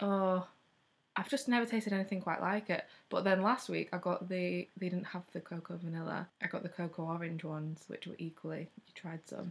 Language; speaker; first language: English; native; English